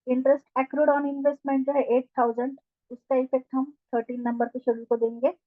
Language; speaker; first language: Hindi; non-native, local second language; Marathi